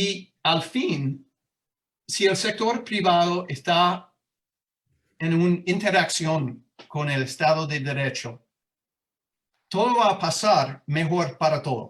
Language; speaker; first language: Spanish; non-native, fluent; English